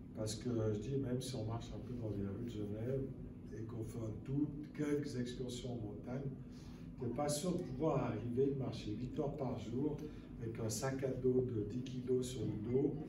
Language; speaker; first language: French; native; French